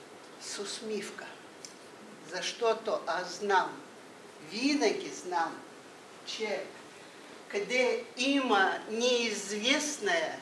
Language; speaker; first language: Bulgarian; non-native, learner; Russian